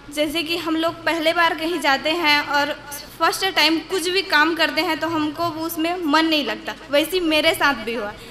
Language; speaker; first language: Hindi; native; Hindi